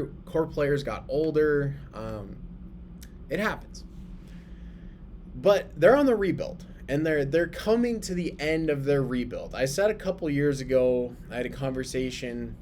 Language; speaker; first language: English; native; English